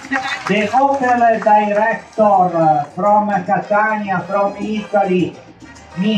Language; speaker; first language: English; non-native, fluent; Italian